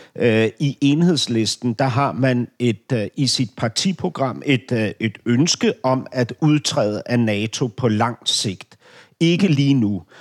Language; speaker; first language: Danish; native; Danish